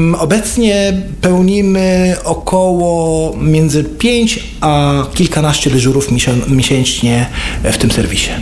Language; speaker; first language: Polish; non-native, fluent; Arabic